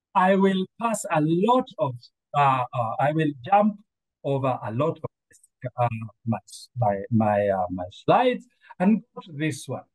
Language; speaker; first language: English; non-native, local second language; Luo (Kenya and Tanzania)